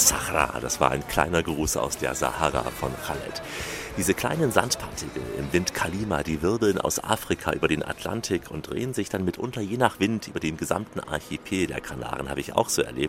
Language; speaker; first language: German; native; German